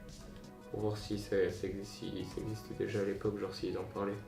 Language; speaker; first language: French; native; French